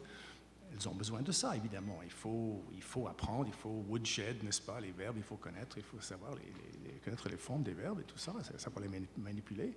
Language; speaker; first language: French; native; French